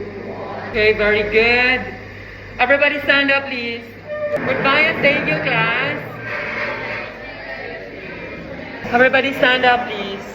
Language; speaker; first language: English; non-native, fluent; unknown